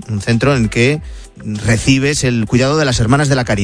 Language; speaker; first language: Spanish; native; Spanish